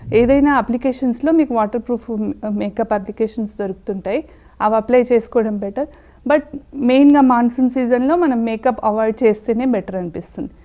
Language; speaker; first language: Telugu; native; Telugu